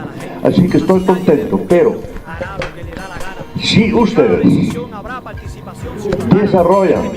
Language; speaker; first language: Spanish; non-native, fluent; Dutch